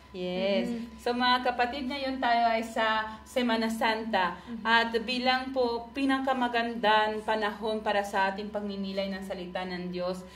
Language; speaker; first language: Filipino; non-native, fluent; Spanish